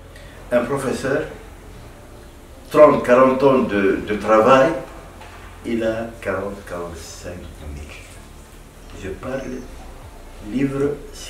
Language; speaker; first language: French; non-native, fluent; Arabic